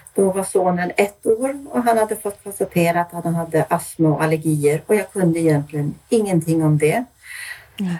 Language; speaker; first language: Swedish; native; Swedish